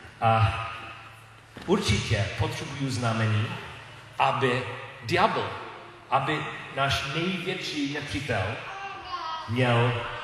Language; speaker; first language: Czech; non-native, learner; English